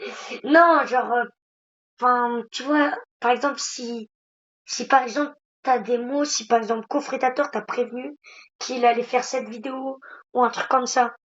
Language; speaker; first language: French; native; French